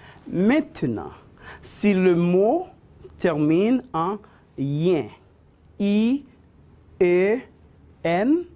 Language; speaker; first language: French; non-native, fluent; Spanish